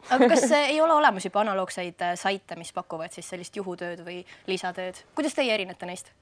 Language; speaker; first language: Estonian; native; Estonian